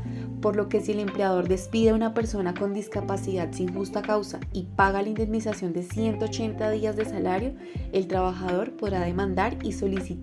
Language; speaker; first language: Spanish; native; Spanish